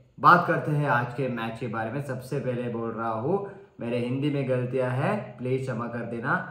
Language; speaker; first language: Hindi; non-native, learner; Sinhala